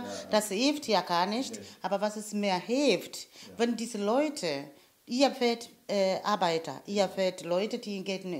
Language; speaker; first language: German; non-native, fluent; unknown